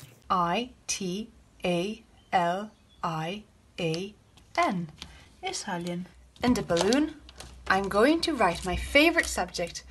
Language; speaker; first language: English; non-native, fluent; Italian